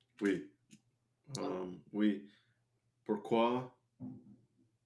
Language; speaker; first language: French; non-native, learner; English